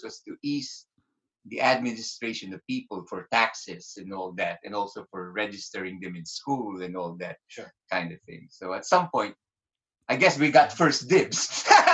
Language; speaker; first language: English; non-native, local second language; Filipino